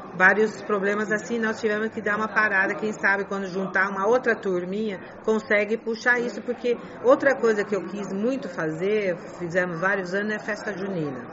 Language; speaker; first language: Portuguese; non-native, fluent; Chinese